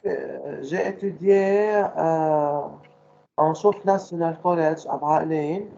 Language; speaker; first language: French; non-native, local second language; Arabic